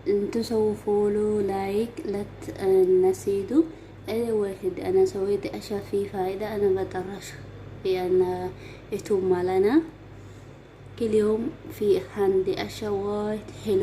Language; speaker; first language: Arabic; non-native, learner; Oromo